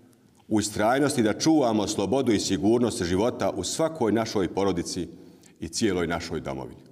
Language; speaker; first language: Bosnian; native; Bosnian